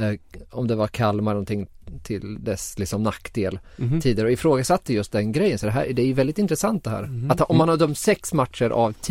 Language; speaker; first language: Swedish; native; Swedish